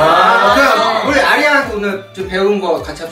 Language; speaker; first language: Korean; native; Korean